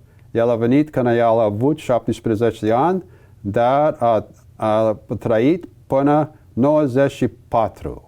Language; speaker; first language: Romanian; early bilingual, heritage; English